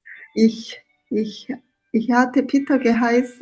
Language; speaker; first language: German; non-native, learner; Korean